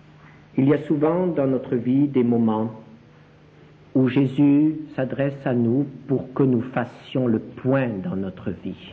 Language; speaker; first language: French; native; French